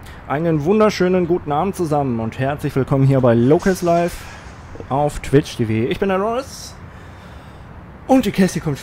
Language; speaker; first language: German; native; German